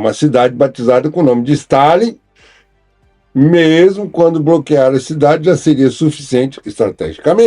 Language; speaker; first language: Portuguese; native; Portuguese